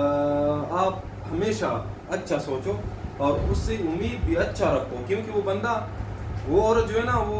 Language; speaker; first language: Hindi; non-native, local second language; Pashto